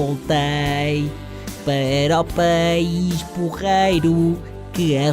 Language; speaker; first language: Portuguese; native; Portuguese